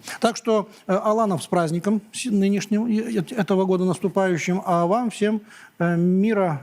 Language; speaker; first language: Russian; native; Russian